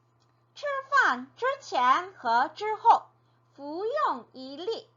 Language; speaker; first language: Chinese; non-native, fluent; Korean